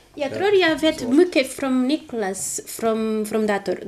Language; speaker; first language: Swedish; non-native, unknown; Portuguese